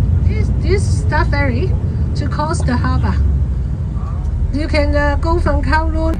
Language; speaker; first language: English; non-native, fluent; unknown